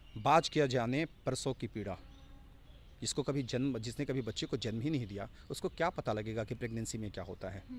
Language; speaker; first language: Hindi; native; Hindi